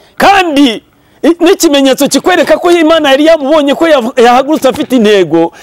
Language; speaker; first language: Kinyarwanda; early bilingual, heritage; Kinyarwanda